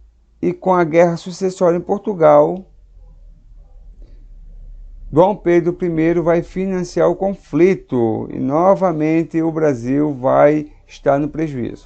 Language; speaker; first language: Portuguese; native; Portuguese